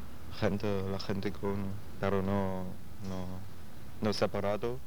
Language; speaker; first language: Spanish; non-native, learner; German